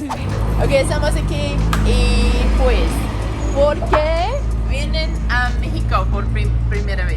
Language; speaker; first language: Spanish; non-native, learner; English